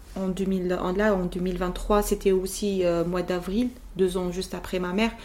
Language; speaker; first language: French; non-native, local second language; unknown